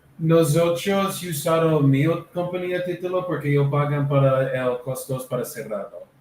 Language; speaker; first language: Spanish; non-native, learner; English